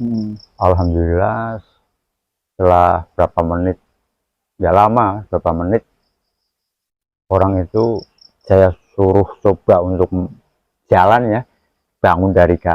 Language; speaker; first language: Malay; non-native, local second language; Javanese